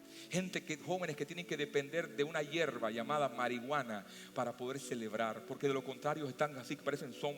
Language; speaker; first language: Spanish; native; Spanish